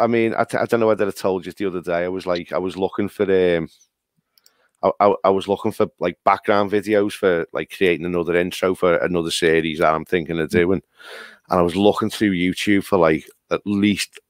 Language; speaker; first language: English; native; English